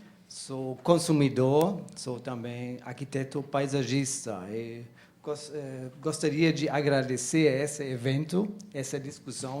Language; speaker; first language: Portuguese; non-native, learner; German